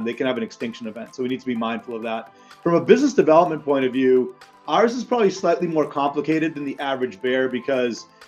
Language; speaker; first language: English; native; English